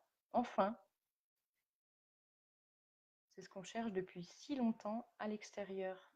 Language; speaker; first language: French; native; French